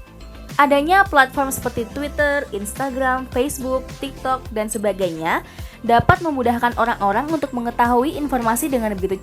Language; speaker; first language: Indonesian; native; Indonesian